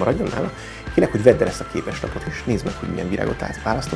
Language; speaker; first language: Hungarian; native; Hungarian